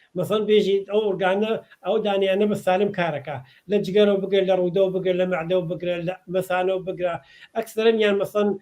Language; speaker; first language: Central Kurdish; native; Central Kurdish